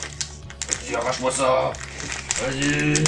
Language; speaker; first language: French; native; French